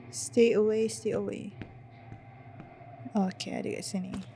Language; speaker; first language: English; non-native, local second language; Malay